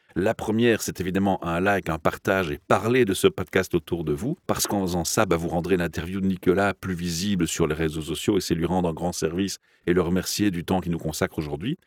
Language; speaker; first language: French; native; French